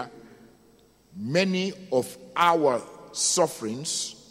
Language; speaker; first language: English; non-native, local second language; Yoruba